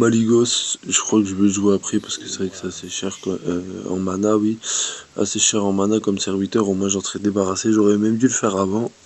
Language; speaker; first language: French; native; French